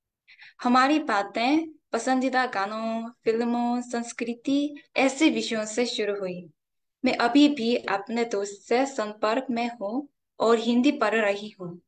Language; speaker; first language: Hindi; non-native, fluent; Korean